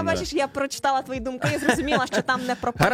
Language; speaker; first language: Ukrainian; native; Ukrainian